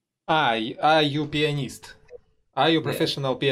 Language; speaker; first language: English; non-native, learner; Russian